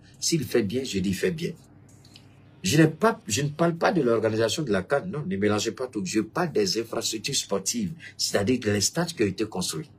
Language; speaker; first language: French; non-native, local second language; Bambara